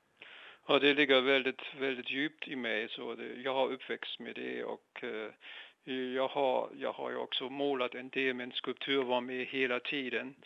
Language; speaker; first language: Swedish; non-native, fluent; German